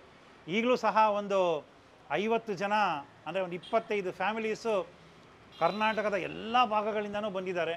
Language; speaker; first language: Kannada; native; Kannada